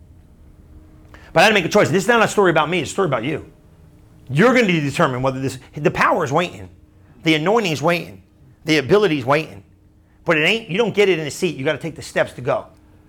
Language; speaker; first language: English; native; English